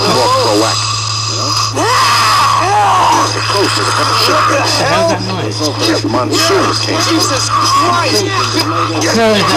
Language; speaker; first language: English; native; English